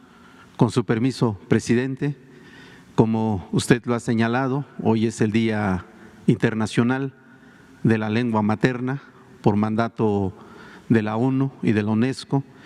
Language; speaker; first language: Spanish; non-native, local second language; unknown